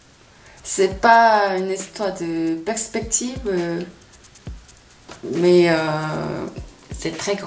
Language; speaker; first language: French; non-native, fluent; Korean